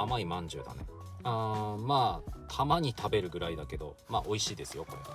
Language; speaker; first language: Japanese; native; Japanese